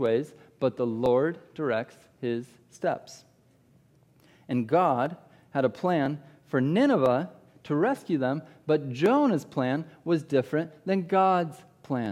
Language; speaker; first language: English; native; English